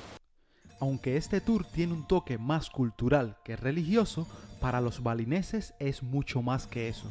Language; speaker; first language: Spanish; native; Spanish